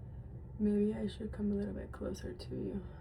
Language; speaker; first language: English; native; English